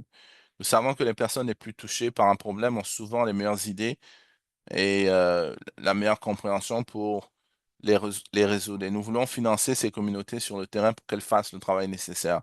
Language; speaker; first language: French; native; French